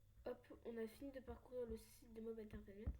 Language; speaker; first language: French; native; French